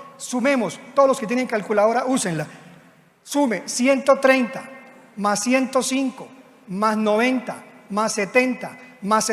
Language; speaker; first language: Spanish; native; Spanish